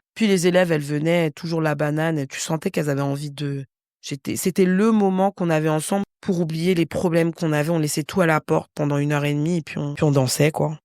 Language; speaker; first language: French; native; French